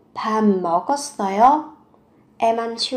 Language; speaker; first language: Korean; non-native, fluent; Vietnamese